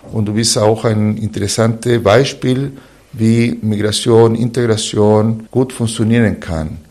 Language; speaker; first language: German; non-native, fluent; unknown